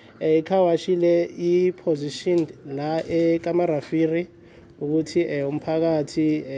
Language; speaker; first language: Zulu; non-native, local second language; South Ndebele